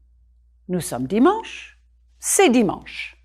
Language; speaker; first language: French; non-native, fluent; English